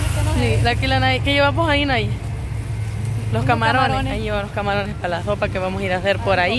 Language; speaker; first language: Spanish; native; Spanish